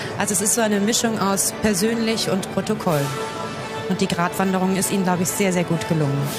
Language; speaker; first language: German; native; German